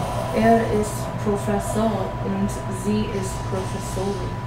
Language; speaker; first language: German; non-native, learner; English